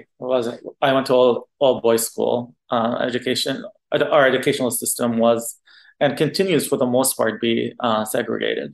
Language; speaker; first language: English; non-native, fluent; Arabic